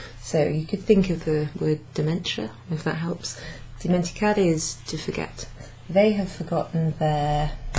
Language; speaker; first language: English; native; English